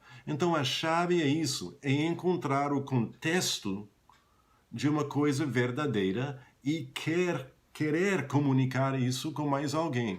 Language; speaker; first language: Portuguese; non-native, fluent; English